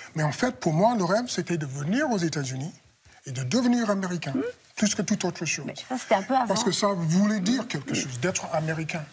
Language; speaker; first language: French; non-native, fluent; English